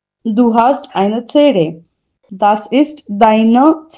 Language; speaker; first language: German; non-native, fluent; Hindi